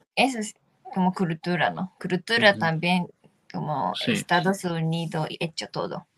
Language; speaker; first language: Spanish; non-native, fluent; Japanese